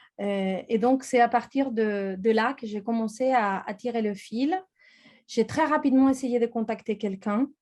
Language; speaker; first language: French; non-native, fluent; Spanish